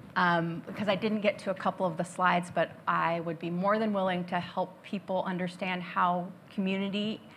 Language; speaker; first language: English; native; English